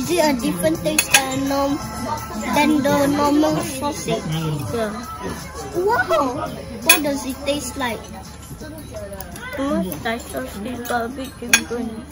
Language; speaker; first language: English; non-native, local second language; Malay